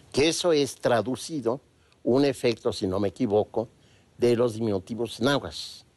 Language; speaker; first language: Spanish; native; Spanish